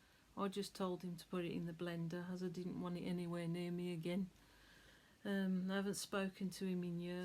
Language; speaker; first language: English; native; English